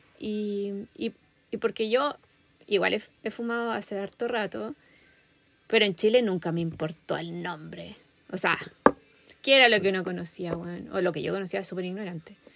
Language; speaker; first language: Spanish; native; Spanish